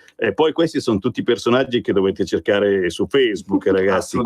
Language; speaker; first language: Italian; native; Italian